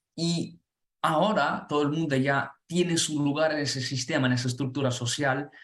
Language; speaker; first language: Spanish; non-native, fluent; Ukrainian